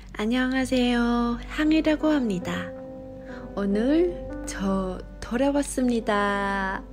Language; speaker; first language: Korean; non-native, fluent; Vietnamese